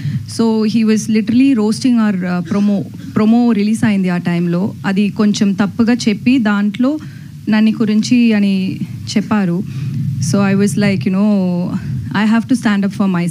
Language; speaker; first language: Telugu; non-native, learner; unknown